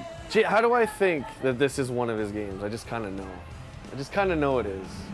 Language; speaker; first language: English; native; English